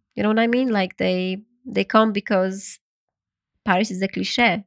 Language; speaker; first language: English; non-native, fluent; Polish